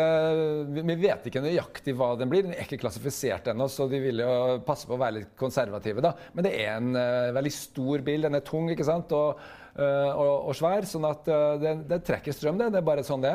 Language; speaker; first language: Norwegian; native; Norwegian